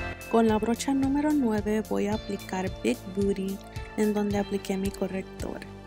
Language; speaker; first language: Spanish; early bilingual, heritage; Spanish